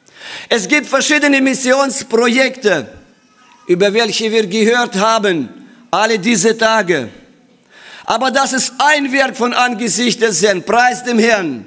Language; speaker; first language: German; non-native, fluent; Russian